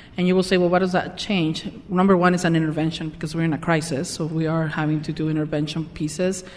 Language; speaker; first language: English; non-native, fluent; Spanish